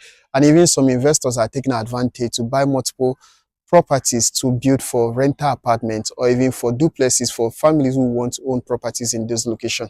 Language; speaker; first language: English; non-native, local second language; Igbo